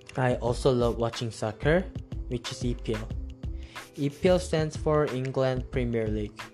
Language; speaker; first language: English; early bilingual, other home language; Korean